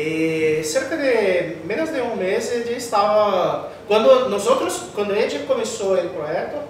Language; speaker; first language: Spanish; non-native, learner; Portuguese